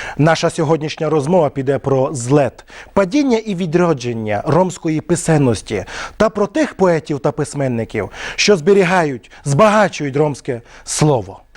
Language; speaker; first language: Ukrainian; non-native, local second language; Romany